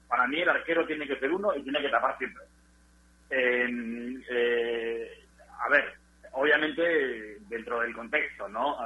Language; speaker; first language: Spanish; native; Spanish